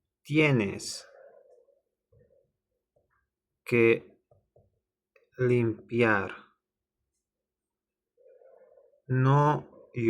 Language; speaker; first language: Spanish; non-native, learner; English